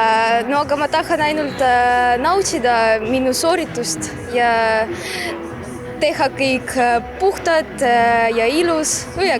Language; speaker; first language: Estonian; non-native, local second language; Russian